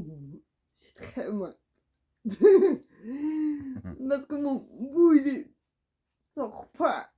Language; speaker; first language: French; non-native, learner; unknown